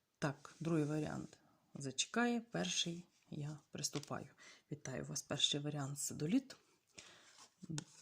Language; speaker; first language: Ukrainian; native; Ukrainian